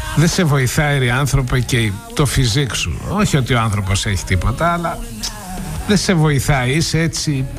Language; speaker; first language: Greek; native; Greek